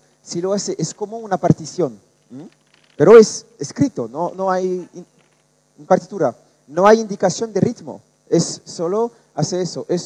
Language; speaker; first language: Spanish; non-native, learner; French